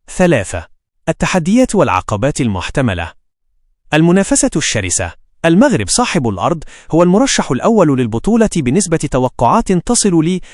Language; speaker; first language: Arabic; native; Arabic